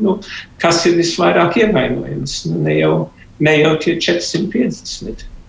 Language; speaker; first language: Latvian; early bilingual, heritage; Latvian